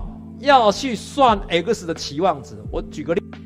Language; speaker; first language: Chinese; native; Chinese